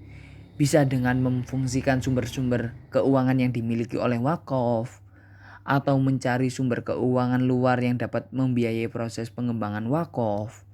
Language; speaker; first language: Indonesian; native; Indonesian